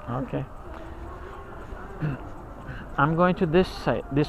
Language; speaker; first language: English; non-native, fluent; Portuguese